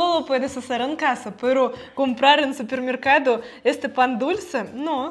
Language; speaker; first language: Spanish; non-native, fluent; Russian